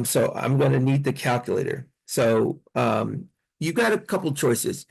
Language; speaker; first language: English; native; English